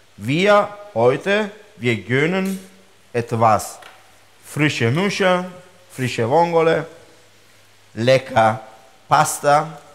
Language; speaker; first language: German; non-native, fluent; Italian